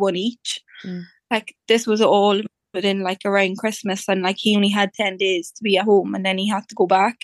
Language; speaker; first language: English; native; English